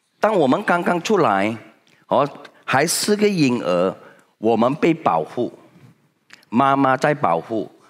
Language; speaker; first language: Chinese; native; Chinese